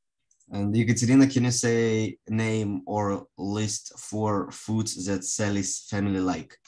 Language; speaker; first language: English; non-native, fluent; Russian